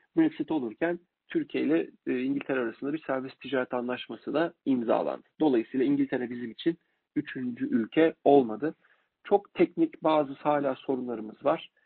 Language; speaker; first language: Turkish; native; Turkish